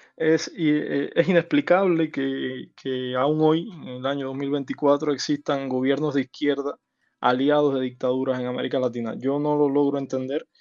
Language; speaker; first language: Spanish; native; Spanish